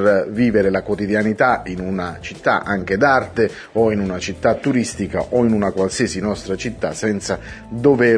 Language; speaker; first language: Italian; native; Italian